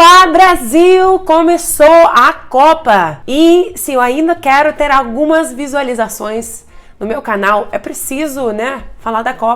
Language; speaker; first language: Portuguese; non-native, fluent; Russian